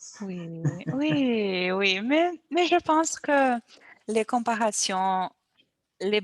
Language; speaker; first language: French; non-native, learner; Portuguese